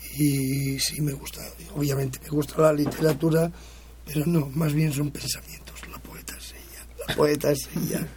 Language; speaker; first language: Spanish; native; Spanish